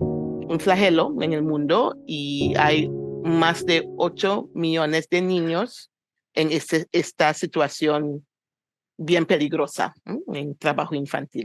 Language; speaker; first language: Spanish; non-native, fluent; English